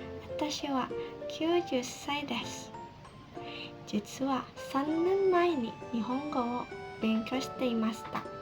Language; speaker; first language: Japanese; non-native, learner; Indonesian